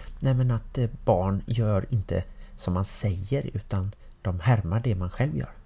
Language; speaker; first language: Swedish; native; Swedish